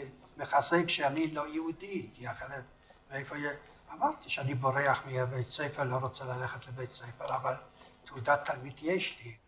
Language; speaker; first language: Hebrew; non-native, fluent; Yiddish